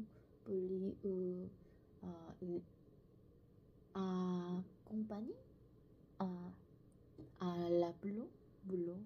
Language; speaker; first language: French; non-native, learner; Korean